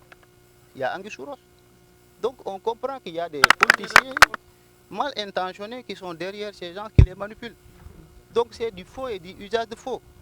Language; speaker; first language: French; non-native, local second language; Wolof